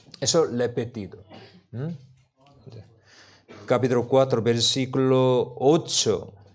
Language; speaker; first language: Spanish; non-native, learner; Korean